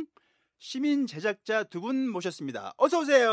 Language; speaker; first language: Korean; native; Korean